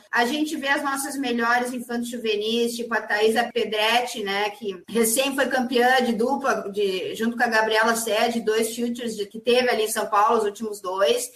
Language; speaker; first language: Portuguese; native; Portuguese